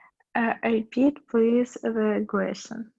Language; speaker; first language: English; non-native, learner; Russian